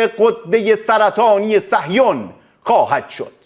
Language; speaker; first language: Persian; native; Persian